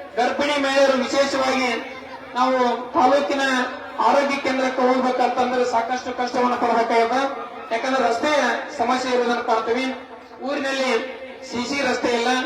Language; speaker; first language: Kannada; native; Kannada